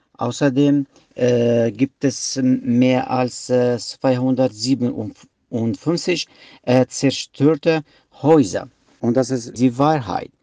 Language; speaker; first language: German; non-native, learner; Kurdish